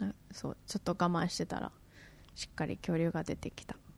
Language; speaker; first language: Japanese; early bilingual, heritage; Japanese